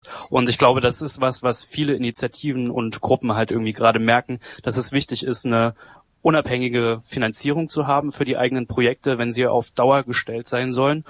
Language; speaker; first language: German; native; German